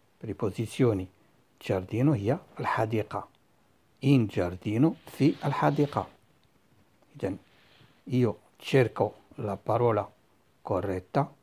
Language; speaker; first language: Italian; non-native, fluent; Arabic